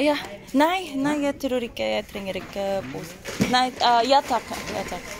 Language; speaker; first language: Norwegian; non-native, fluent; Filipino